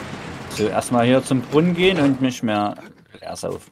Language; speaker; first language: German; native; German